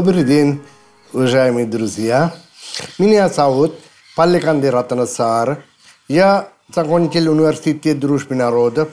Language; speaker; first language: Russian; non-native, fluent; Sinhala